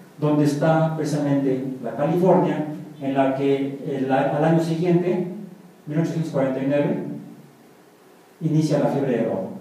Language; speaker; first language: Spanish; native; Spanish